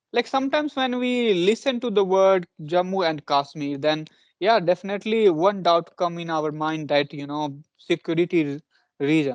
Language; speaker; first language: English; non-native, local second language; Punjabi